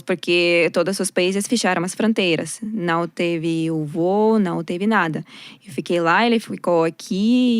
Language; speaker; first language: Portuguese; non-native, learner; Russian